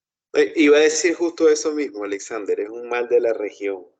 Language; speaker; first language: Spanish; native; Spanish